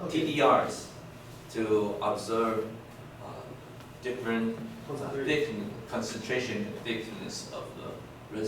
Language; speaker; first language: English; non-native, fluent; Chinese